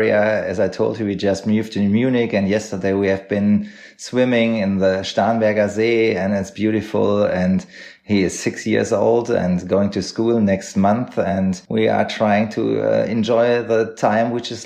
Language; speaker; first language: English; non-native, fluent; German